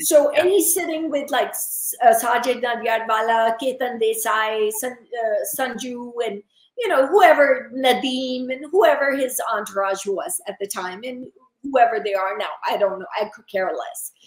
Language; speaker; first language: English; early bilingual, other home language; Urdu